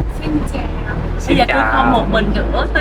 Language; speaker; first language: Vietnamese; native; Vietnamese